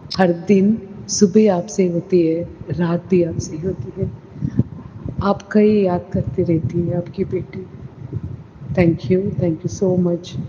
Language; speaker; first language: Hindi; non-native, local second language; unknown